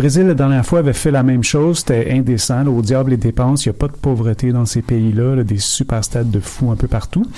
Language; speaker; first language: French; native; French